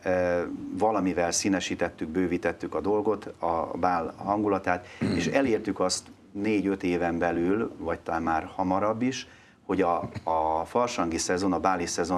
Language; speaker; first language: Hungarian; native; Hungarian